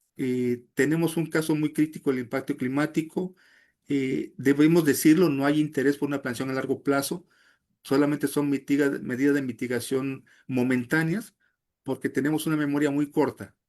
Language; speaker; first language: Spanish; native; Spanish